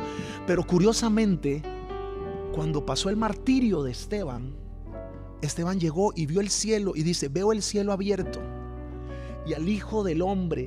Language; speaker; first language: Spanish; native; Spanish